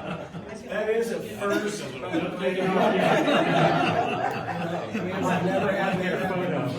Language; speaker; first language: English; native; English